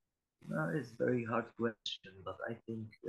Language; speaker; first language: English; non-native, learner; Polish